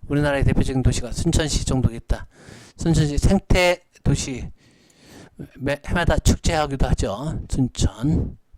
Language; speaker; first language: Korean; native; Korean